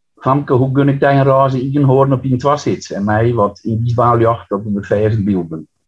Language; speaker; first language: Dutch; non-native, local second language; Western Frisian